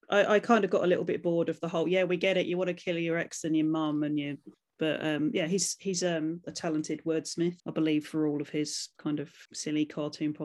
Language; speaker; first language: English; native; English